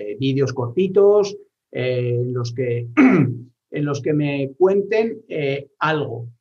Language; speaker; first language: Spanish; native; Spanish